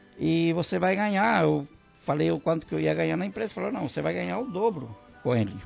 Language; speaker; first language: Portuguese; non-native, fluent; Guarani